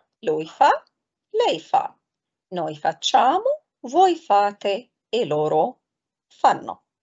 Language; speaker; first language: Italian; non-native, fluent; Arabic